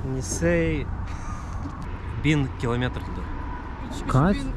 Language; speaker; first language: Turkish; non-native, learner; Russian